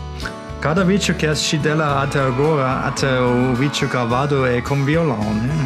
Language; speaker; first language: Portuguese; non-native, fluent; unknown